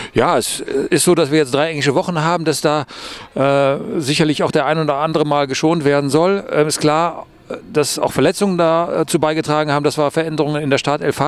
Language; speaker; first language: German; native; German